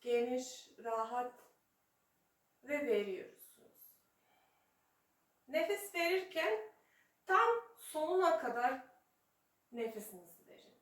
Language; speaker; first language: Turkish; non-native, fluent; Serbian